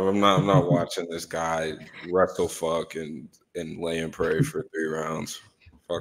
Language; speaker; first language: English; native; English